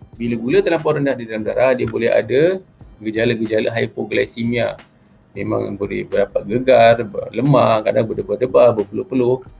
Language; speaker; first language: Malay; native; Malay